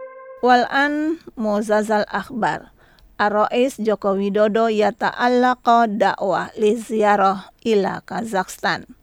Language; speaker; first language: Arabic; non-native, fluent; Indonesian